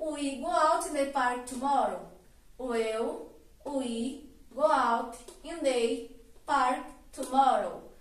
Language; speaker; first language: English; non-native, learner; Portuguese